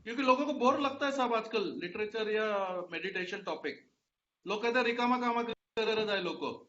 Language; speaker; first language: Hindi; non-native, local second language; Marathi